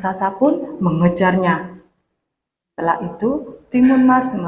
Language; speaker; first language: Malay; non-native, local second language; Javanese